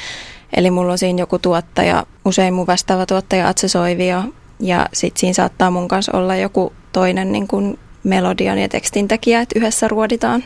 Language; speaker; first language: Finnish; native; Finnish